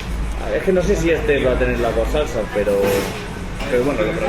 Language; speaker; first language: Spanish; native; Spanish